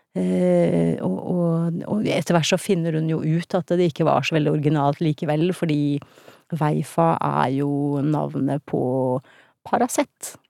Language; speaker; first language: Norwegian; early bilingual, other home language; Turkish